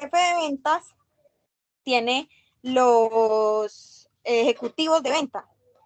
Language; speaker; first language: Spanish; native; Spanish